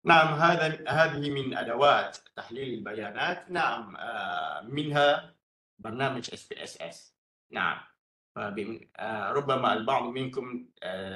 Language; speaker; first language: Arabic; non-native, fluent; Malay